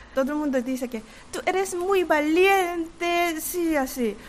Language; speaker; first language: Spanish; non-native, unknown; Korean